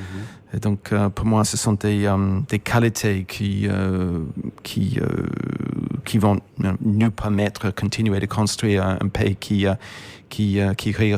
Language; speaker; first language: French; non-native, fluent; English